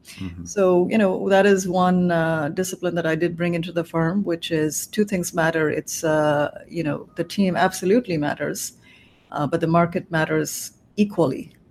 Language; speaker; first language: English; non-native, local second language; Bangla